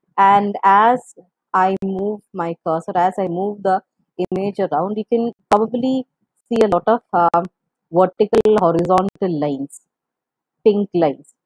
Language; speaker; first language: English; non-native, local second language; Malayalam